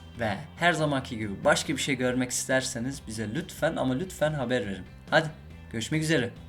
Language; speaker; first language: Turkish; early bilingual, heritage; Turkish